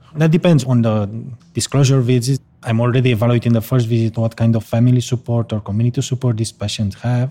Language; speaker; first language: English; non-native, fluent; Spanish